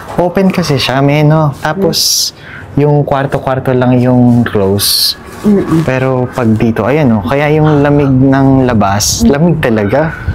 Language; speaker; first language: Filipino; native; Filipino